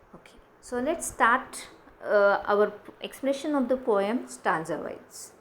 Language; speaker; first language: English; non-native, local second language; Marathi